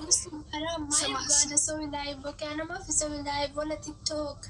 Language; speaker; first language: Arabic; non-native, learner; Bangla